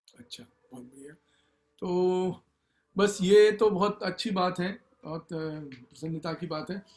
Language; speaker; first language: Hindi; native; Hindi